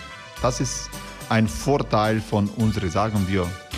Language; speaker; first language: German; non-native, learner; Croatian